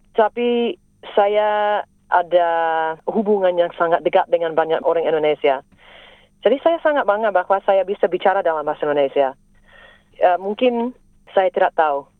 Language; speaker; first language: Indonesian; non-native, fluent; English